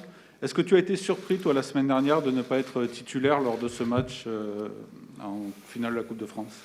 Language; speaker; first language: French; native; French